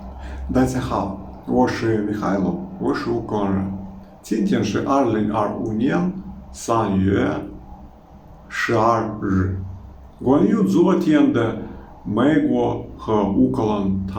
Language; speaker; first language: Chinese; non-native, fluent; Ukrainian